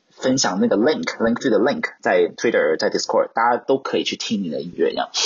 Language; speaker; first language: Chinese; non-native, local second language; Cantonese